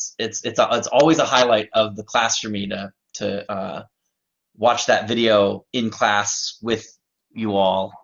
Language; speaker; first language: English; native; English